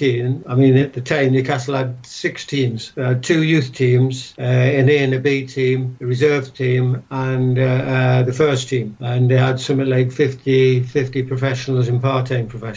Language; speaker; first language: English; native; English